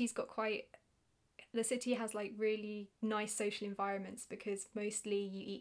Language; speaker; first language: English; native; English